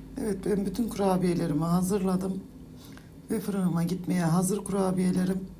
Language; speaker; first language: Turkish; native; Turkish